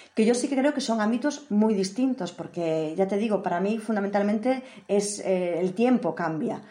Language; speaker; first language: Spanish; native; Spanish